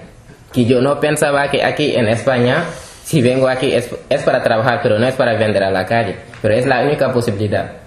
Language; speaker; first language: Spanish; non-native, fluent; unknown